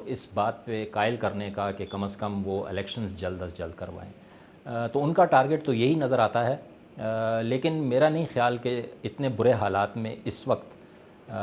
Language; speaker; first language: Urdu; native; Urdu